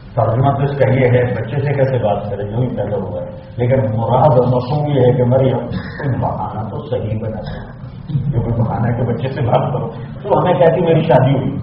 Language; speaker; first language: Urdu; non-native, local second language; Punjabi